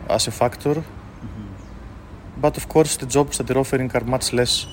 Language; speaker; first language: English; non-native, fluent; Greek